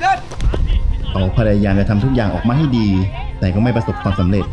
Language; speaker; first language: Thai; native; Thai